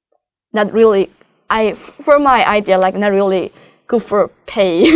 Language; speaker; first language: English; non-native, learner; Korean